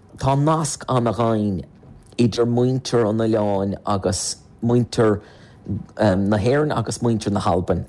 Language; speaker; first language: Irish; native; Irish